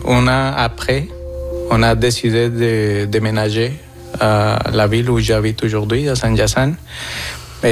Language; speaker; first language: French; non-native, fluent; Spanish